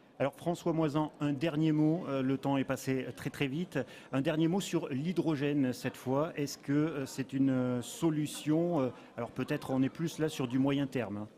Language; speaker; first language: French; native; French